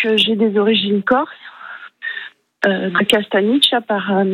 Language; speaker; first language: French; native; French